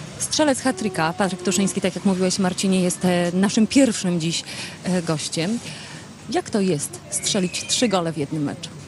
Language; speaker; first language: Polish; native; Polish